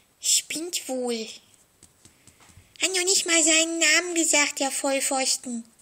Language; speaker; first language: German; native; German